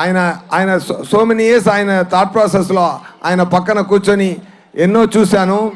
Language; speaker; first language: Telugu; non-native, learner; Tamil